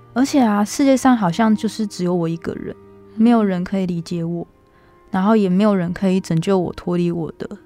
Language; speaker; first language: Chinese; native; Chinese